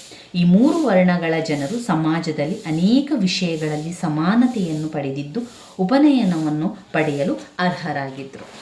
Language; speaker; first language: Kannada; native; Kannada